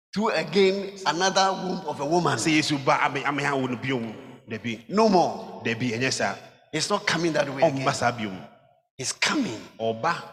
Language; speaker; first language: English; non-native, local second language; Ga